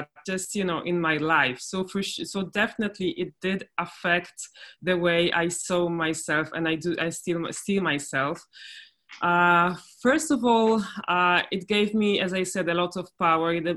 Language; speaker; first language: English; non-native, fluent; Polish